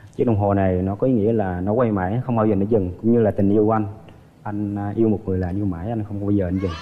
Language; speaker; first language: Vietnamese; native; Vietnamese